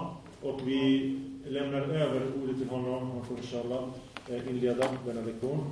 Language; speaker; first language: Swedish; early bilingual, other home language; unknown